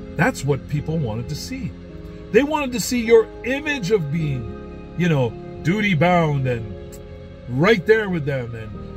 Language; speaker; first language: English; native; English